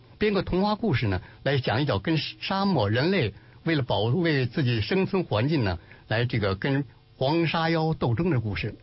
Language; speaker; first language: Chinese; native; Chinese